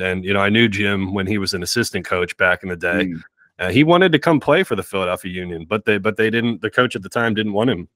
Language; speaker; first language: English; native; English